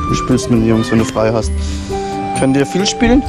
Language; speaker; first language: German; native; German